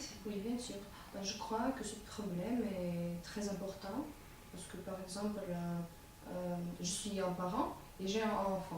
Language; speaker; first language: French; non-native, fluent; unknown